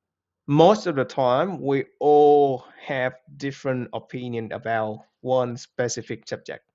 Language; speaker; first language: English; non-native, fluent; Vietnamese